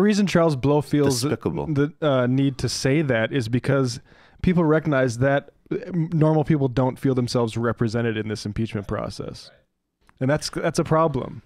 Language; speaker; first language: English; native; English